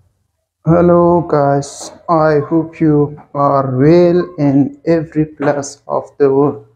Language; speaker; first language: English; non-native, learner; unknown